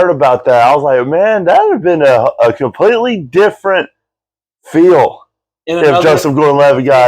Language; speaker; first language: English; native; English